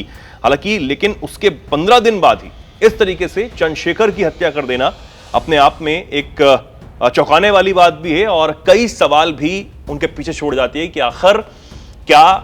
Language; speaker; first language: Hindi; native; Hindi